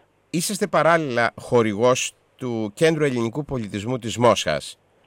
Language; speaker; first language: Greek; native; Greek